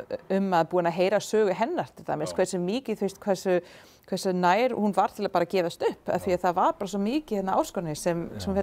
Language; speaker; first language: Icelandic; non-native, fluent; English